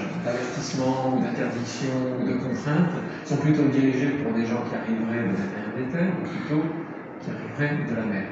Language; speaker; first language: French; native; French